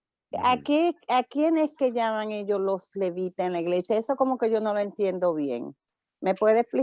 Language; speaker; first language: Spanish; native; Spanish